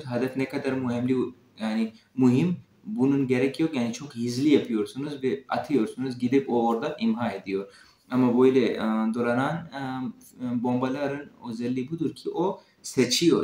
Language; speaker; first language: Turkish; non-native, fluent; Urdu